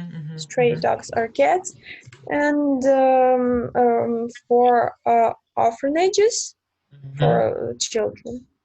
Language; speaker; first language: English; non-native, fluent; Russian